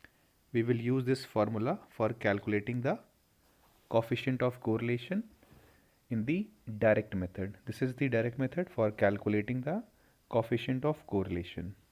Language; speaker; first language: English; non-native, local second language; Hindi